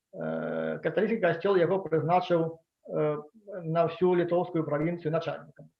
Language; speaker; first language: Belarusian; non-native, local second language; Russian